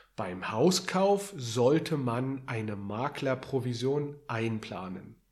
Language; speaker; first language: German; native; German